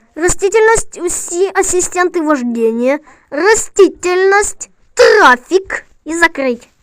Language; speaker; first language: Russian; non-native, local second language; Ukrainian